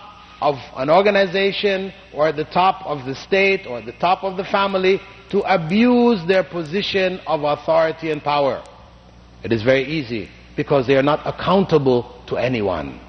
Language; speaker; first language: English; non-native, fluent; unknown